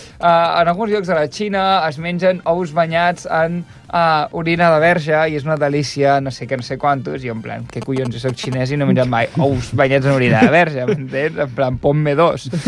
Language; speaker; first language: Catalan; early bilingual, other home language; Chinese